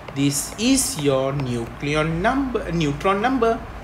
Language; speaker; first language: English; non-native, local second language; Malay